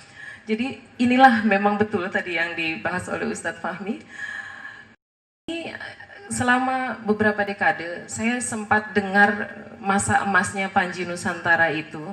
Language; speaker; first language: Indonesian; native; Indonesian